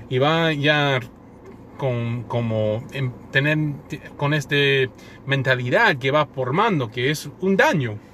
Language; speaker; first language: Spanish; non-native, fluent; English